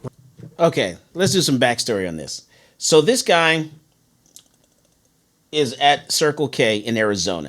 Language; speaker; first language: English; native; English